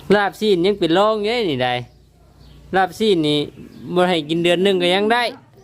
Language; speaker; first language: Thai; native; Thai